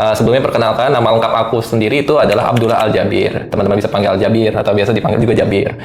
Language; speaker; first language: Indonesian; native; Indonesian